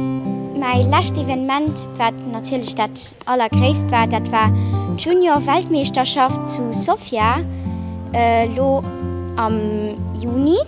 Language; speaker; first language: German; non-native, local second language; Luxembourgish